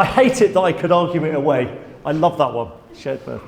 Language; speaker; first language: English; native; English